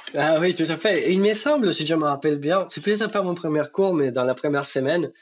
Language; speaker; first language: French; non-native, fluent; Spanish